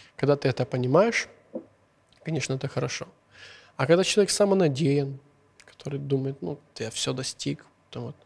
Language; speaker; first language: Russian; non-native, local second language; Hungarian